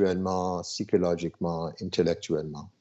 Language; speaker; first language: French; non-native, local second language; English